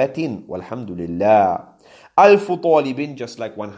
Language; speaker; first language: Arabic; non-native, fluent; English